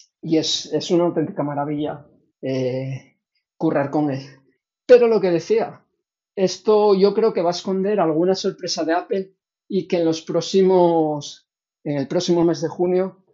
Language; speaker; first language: Spanish; native; Spanish